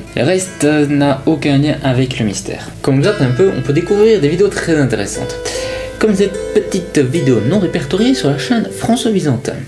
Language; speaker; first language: French; native; French